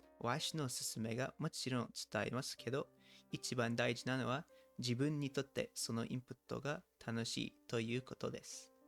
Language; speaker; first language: Japanese; non-native, learner; English